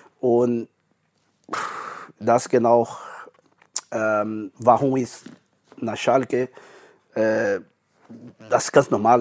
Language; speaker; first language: German; non-native, learner; Portuguese